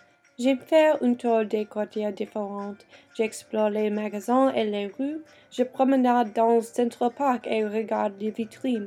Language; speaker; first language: French; non-native, learner; English